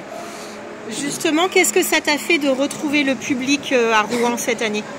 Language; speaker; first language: French; native; French